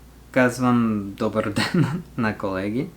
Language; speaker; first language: Bulgarian; non-native, learner; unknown